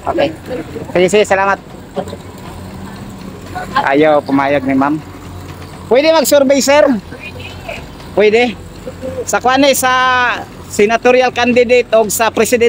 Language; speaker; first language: Filipino; non-native, local second language; Cebuano